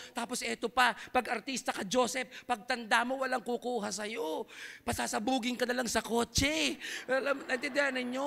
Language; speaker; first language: Filipino; native; Filipino